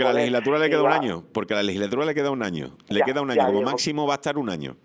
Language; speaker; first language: Spanish; native; Spanish